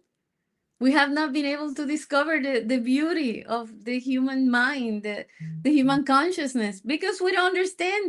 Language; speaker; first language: English; non-native, fluent; Spanish